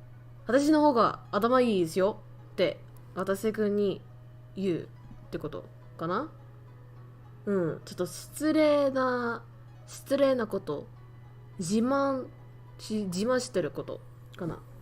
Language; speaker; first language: Japanese; non-native, fluent; Vietnamese